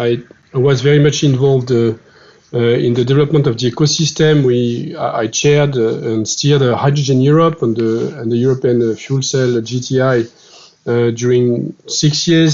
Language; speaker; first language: English; non-native, fluent; French